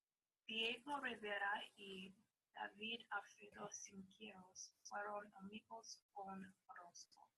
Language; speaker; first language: Spanish; non-native, learner; English